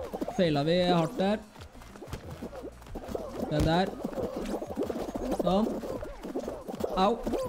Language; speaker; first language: Norwegian; native; Norwegian